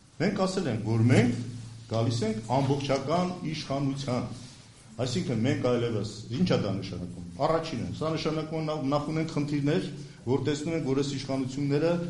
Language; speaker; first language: Armenian; native; Armenian